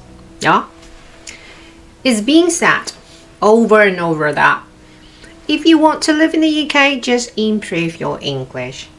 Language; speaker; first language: English; non-native, fluent; Cantonese